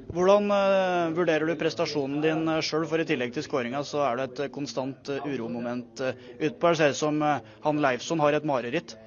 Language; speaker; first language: Norwegian; native; Norwegian